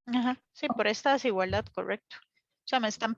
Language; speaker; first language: Spanish; native; Spanish